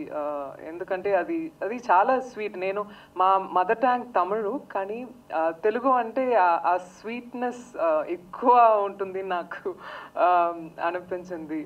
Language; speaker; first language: Telugu; non-native, learner; Tamil